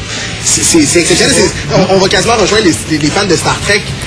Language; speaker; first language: French; native; French